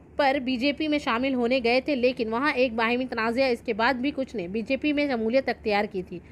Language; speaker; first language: Urdu; native; Urdu